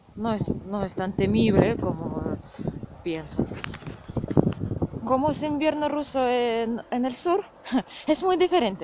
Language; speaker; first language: Spanish; non-native, fluent; Russian